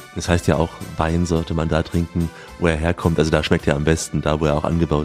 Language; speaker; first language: German; native; German